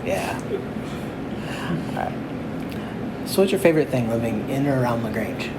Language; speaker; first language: English; native; English